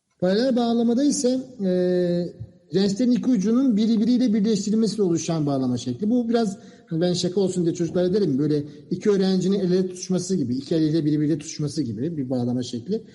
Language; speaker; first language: Turkish; native; Turkish